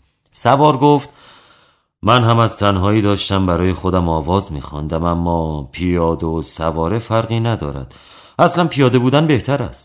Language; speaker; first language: Persian; native; Persian